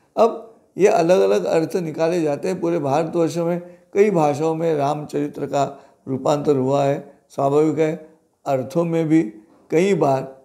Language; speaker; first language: Hindi; non-native, local second language; Marathi